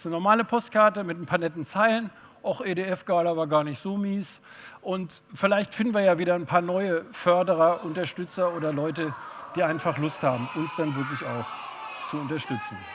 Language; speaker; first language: German; native; German